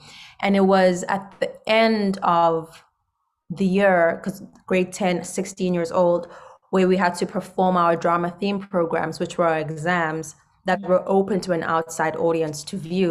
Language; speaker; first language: English; non-native, local second language; Zulu